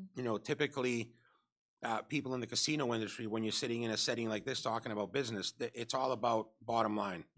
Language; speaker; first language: English; early bilingual, other home language; Spanish